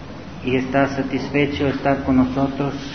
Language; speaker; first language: Spanish; non-native, learner; Serbian